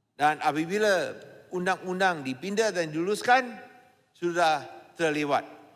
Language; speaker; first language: Malay; non-native, local second language; Chinese